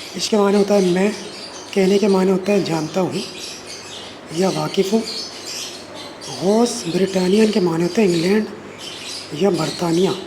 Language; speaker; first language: Urdu; native; Urdu